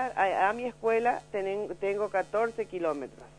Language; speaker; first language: Spanish; native; Spanish